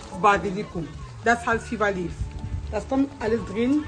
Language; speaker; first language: German; non-native, fluent; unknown